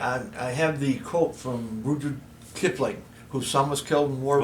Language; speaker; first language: English; native; English